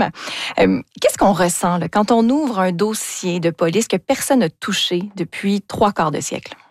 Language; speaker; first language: French; native; French